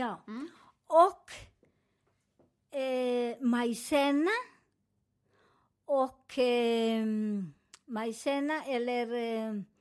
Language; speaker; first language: Swedish; non-native, learner; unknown